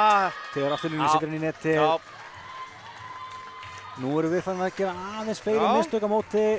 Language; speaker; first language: Icelandic; native; Icelandic